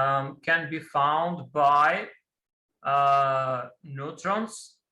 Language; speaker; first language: English; non-native, fluent; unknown